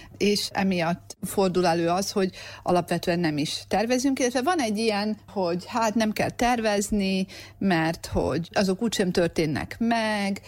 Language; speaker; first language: Hungarian; native; Hungarian